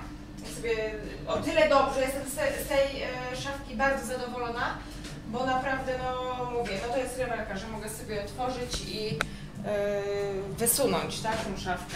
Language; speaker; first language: Polish; native; Polish